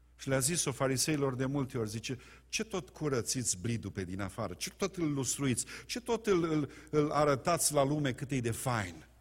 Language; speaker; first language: Romanian; native; Romanian